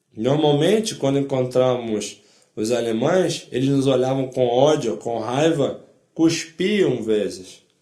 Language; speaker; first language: Portuguese; non-native, fluent; Polish